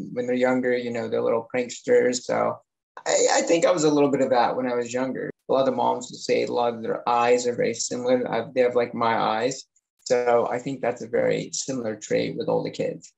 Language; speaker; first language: English; native; English